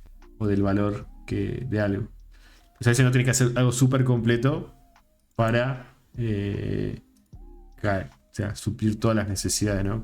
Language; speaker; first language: Spanish; native; Spanish